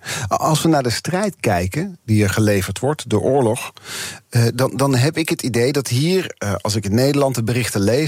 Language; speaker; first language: Dutch; native; Dutch